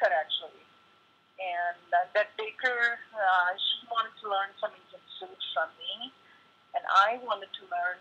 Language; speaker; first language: English; non-native, local second language; Hindi